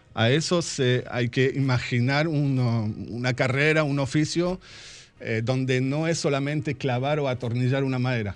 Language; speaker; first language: Spanish; early bilingual, heritage; Spanish